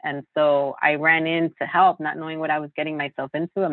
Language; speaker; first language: English; native; English